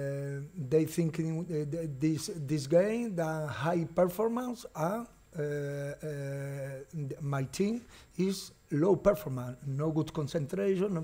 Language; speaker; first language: English; non-native, learner; Portuguese